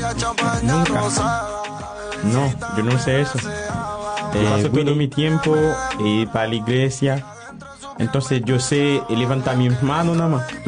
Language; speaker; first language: Spanish; non-native, learner; Haitian Creole